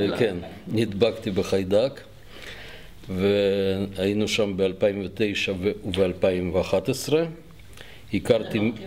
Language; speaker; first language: Hebrew; early bilingual, other home language; Russian